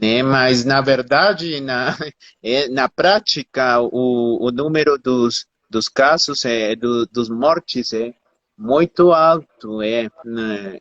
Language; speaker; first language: Portuguese; non-native, fluent; Spanish